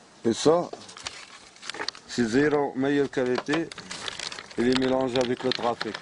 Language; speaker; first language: French; non-native, learner; Arabic